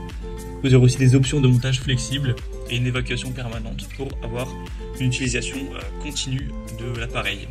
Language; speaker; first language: French; native; French